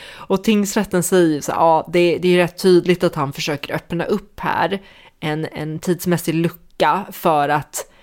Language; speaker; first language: Swedish; native; Swedish